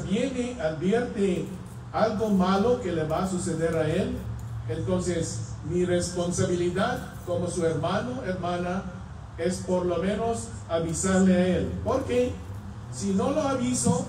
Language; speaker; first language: Spanish; non-native, fluent; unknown